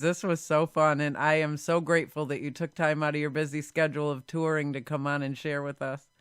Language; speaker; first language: English; native; English